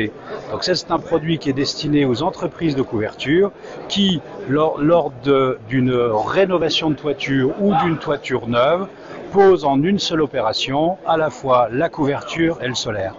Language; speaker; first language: French; native; French